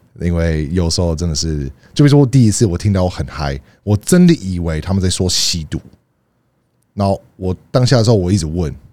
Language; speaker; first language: Chinese; non-native, fluent; English